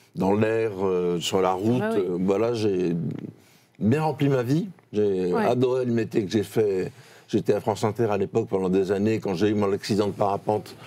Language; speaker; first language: French; native; French